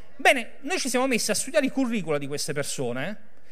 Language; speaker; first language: Italian; native; Italian